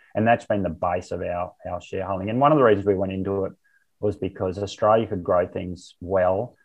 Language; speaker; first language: English; native; English